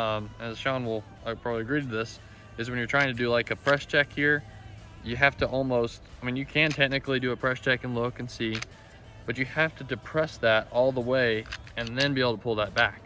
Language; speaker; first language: English; native; English